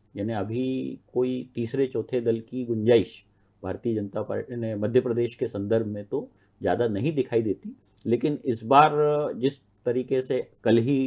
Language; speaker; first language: Hindi; native; Hindi